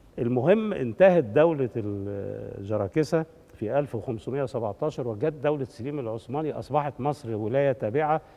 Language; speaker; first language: Arabic; native; Arabic